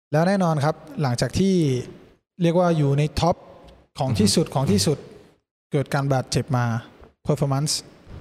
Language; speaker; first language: Thai; early bilingual, other home language; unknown